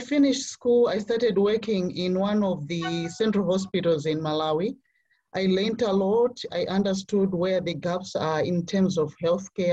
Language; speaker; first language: English; non-native, local second language; Nyanja